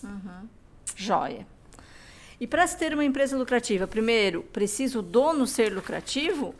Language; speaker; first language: Portuguese; native; Portuguese